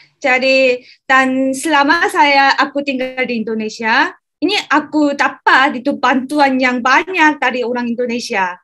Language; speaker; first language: Indonesian; non-native, learner; Korean